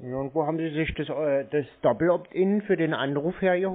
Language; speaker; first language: German; native; German